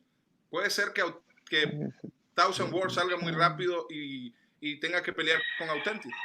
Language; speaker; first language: Spanish; native; Spanish